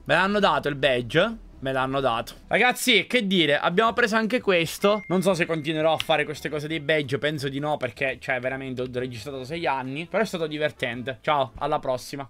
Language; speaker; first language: Italian; native; Italian